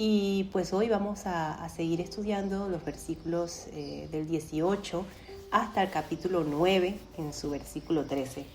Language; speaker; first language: Spanish; native; Spanish